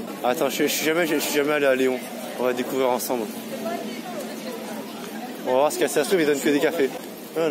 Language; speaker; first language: French; native; French